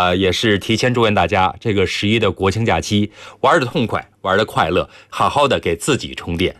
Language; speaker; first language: Chinese; native; Chinese